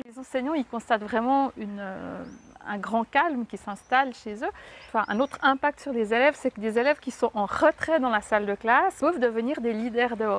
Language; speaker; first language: French; native; French